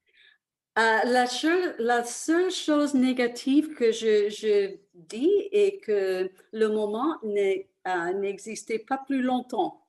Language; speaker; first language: French; early bilingual, other home language; Italian